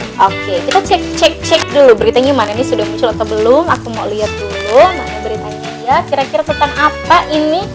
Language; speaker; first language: Indonesian; native; Indonesian